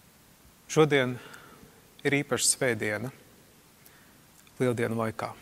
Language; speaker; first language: Latvian; native; Latvian